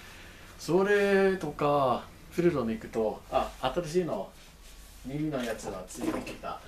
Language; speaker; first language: Japanese; non-native, learner; English